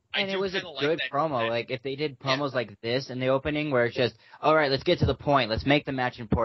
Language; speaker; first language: English; native; English